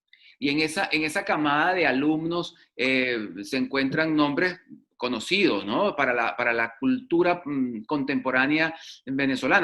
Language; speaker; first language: Spanish; native; Spanish